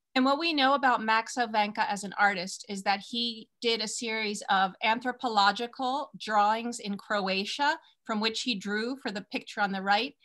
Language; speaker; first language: English; early bilingual, other home language; Spanish